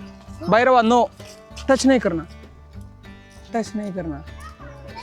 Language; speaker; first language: Hindi; non-native, local second language; Kannada